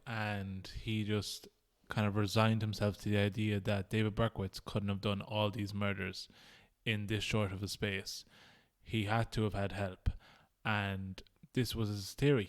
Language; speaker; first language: English; native; English